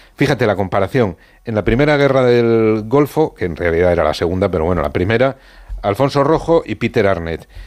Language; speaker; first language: Spanish; native; Spanish